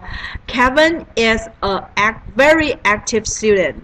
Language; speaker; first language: English; non-native, learner; Chinese